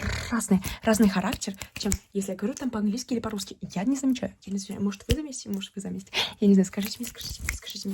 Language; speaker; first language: Russian; early bilingual, heritage; Russian